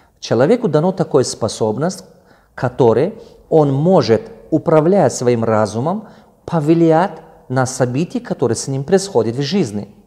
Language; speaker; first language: Russian; non-native, local second language; Tajik